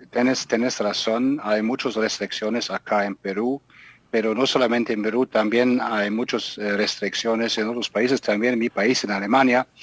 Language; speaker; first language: Spanish; non-native, fluent; German